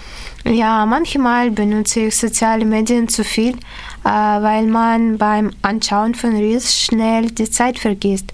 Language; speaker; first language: German; non-native, learner; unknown